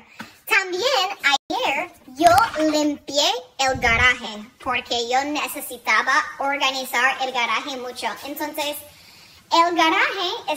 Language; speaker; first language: Spanish; non-native, learner; English